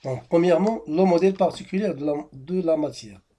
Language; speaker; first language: French; non-native, local second language; Arabic